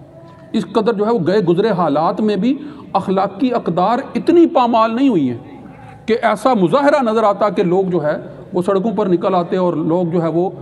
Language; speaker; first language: Urdu; native; Urdu